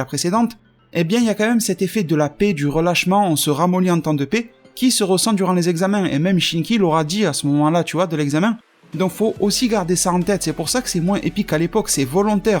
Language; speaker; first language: French; native; French